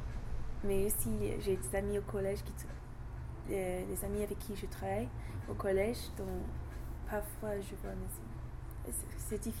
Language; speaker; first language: French; non-native, learner; English